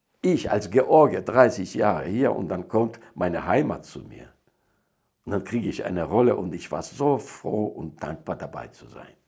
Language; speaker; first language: German; non-native, fluent; Georgian